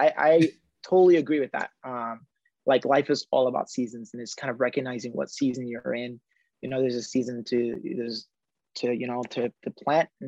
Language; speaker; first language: English; native; English